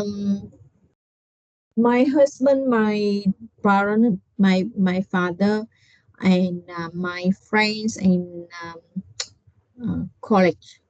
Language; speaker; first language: English; non-native, learner; Vietnamese